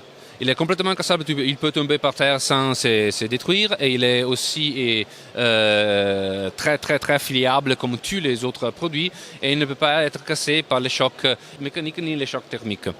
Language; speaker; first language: French; non-native, learner; Italian